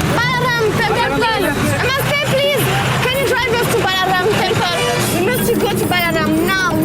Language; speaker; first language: English; non-native, learner; French